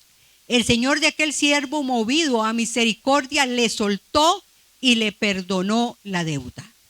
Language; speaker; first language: Spanish; native; Spanish